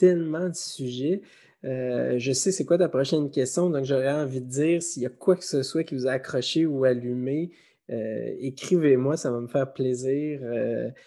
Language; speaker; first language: French; native; French